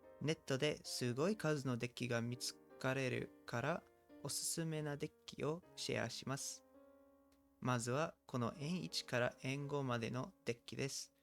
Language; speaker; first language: Japanese; non-native, learner; English